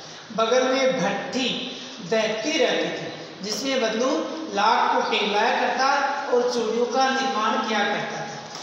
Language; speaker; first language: Hindi; native; Hindi